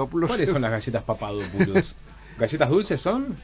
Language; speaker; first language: Spanish; native; Spanish